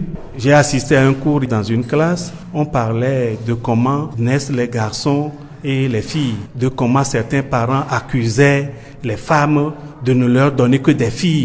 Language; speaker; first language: French; non-native, local second language; Ewe